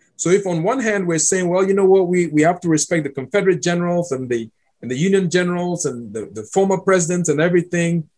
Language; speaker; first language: English; non-native, local second language; Akan